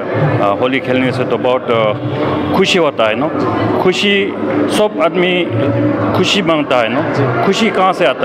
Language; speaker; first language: Hindi; non-native, learner; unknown